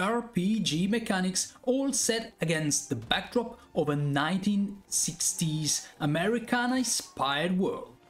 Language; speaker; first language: English; non-native, fluent; Italian